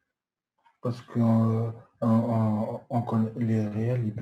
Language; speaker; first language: French; native; French